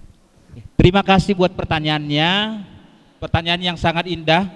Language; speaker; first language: Indonesian; native; Indonesian